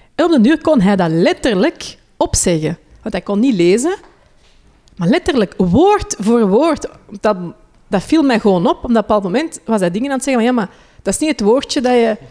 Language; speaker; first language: Dutch; early bilingual, other home language; Hindi